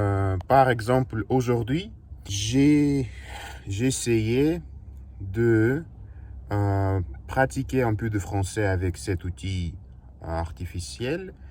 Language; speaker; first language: French; non-native, learner; Russian